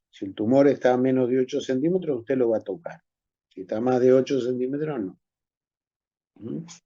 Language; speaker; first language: Spanish; native; Spanish